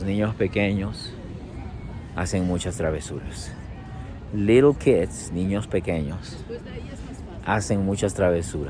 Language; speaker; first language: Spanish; early bilingual, heritage; Spanish